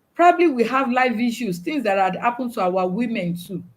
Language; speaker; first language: English; non-native, local second language; Yoruba